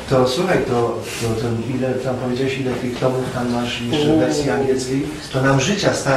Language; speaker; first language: Polish; native; Polish